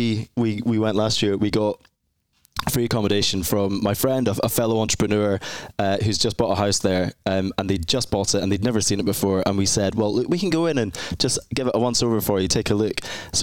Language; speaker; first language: English; native; English